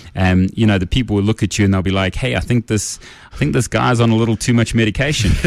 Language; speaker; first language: English; native; English